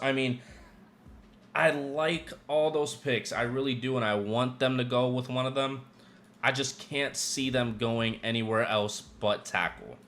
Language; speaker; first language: English; native; English